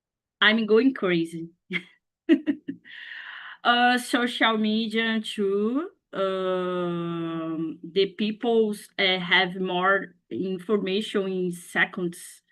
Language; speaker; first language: English; non-native, learner; Portuguese